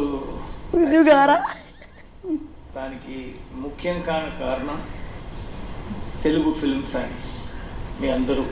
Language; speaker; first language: Telugu; non-native, learner; Tamil